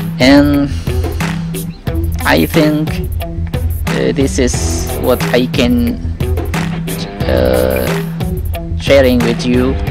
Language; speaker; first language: English; non-native, learner; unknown